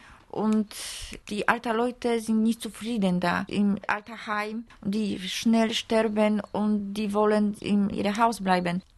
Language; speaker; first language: German; non-native, learner; Polish